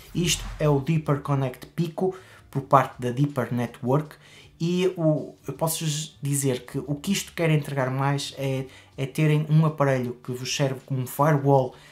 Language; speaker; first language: Portuguese; native; Portuguese